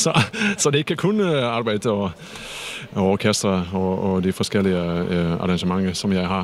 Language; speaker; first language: Danish; non-native, fluent; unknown